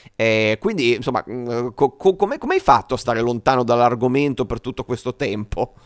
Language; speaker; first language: Italian; native; Italian